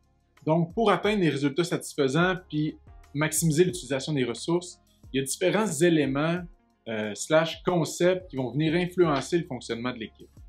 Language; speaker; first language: French; native; French